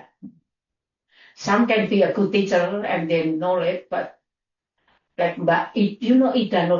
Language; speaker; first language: English; non-native, learner; Indonesian